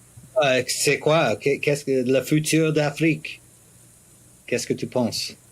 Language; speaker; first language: French; non-native, learner; English